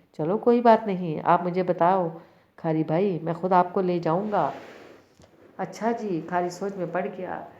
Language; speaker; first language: Urdu; native; Urdu